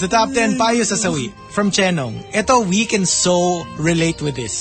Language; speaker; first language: English; non-native, local second language; Filipino